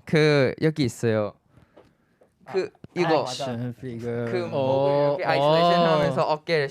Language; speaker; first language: Korean; non-native, fluent; Thai